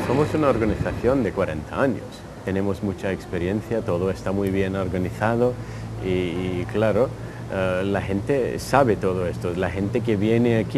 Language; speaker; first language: Spanish; non-native, fluent; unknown